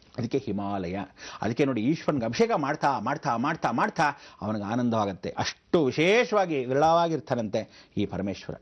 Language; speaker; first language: Kannada; native; Kannada